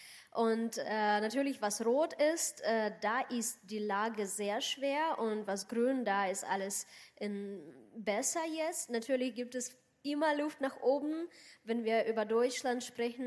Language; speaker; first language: German; non-native, fluent; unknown